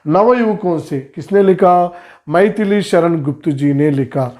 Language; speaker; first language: Hindi; non-native, local second language; Telugu